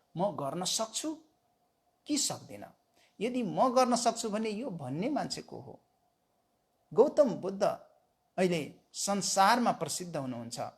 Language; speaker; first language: Nepali; non-native, local second language; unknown